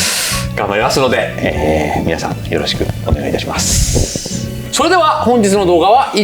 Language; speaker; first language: Japanese; native; Japanese